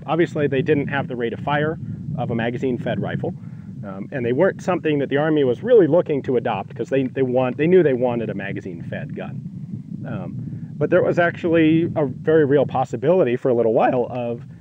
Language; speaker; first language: English; native; English